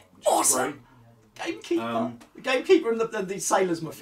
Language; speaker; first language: English; native; English